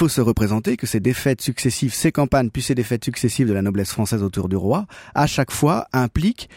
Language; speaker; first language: French; native; French